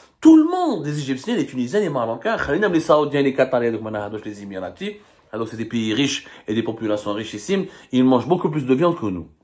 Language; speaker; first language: French; non-native, local second language; Arabic